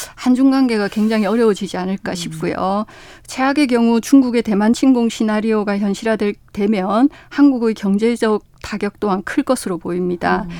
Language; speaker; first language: Korean; native; Korean